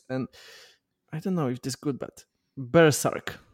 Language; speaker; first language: English; non-native, learner; Polish